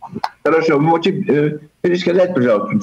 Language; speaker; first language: Russian; early bilingual, heritage; Russian